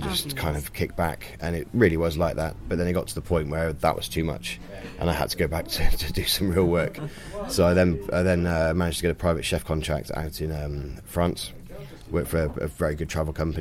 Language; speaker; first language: English; native; English